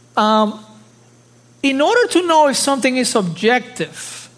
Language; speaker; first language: English; early bilingual, other home language; Spanish